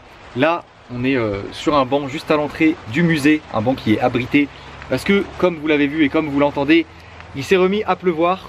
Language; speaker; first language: French; native; French